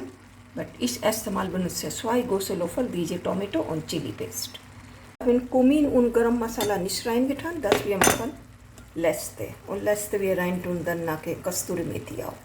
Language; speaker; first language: German; non-native, learner; Hindi